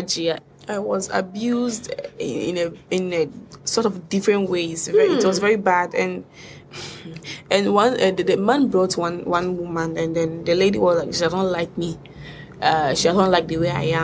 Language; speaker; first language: English; non-native, local second language; Akan